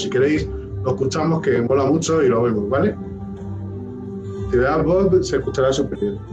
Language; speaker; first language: Spanish; native; Spanish